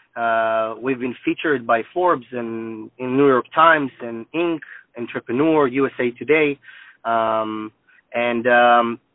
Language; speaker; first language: English; non-native, fluent; Hebrew